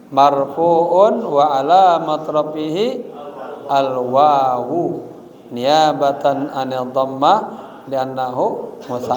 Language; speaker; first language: Arabic; non-native, fluent; Indonesian